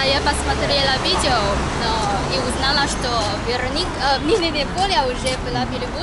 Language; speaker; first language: Russian; non-native, fluent; Chinese